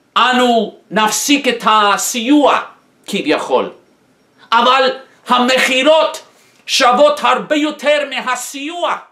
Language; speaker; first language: Hebrew; non-native, fluent; English